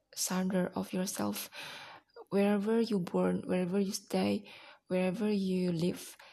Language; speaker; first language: English; non-native, learner; Indonesian